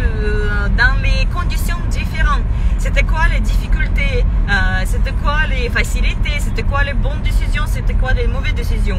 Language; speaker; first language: French; non-native, fluent; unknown